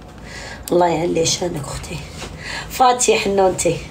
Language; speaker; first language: Arabic; native; Arabic